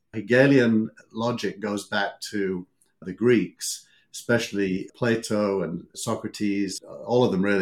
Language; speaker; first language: English; native; English